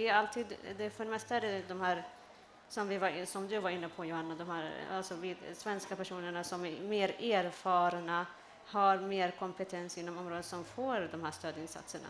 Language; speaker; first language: Swedish; early bilingual, other home language; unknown